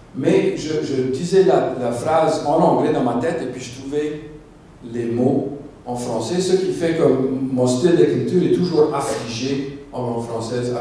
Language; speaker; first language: French; non-native, local second language; English